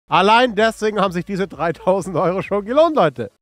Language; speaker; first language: German; native; German